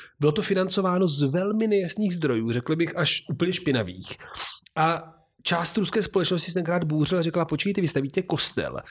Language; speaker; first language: Czech; non-native, fluent; Italian